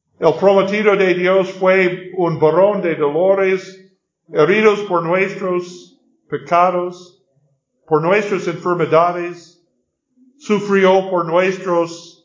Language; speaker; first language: Spanish; non-native, learner; English